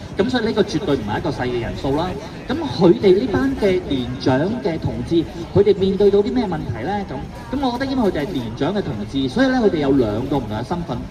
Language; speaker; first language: Cantonese; native; Cantonese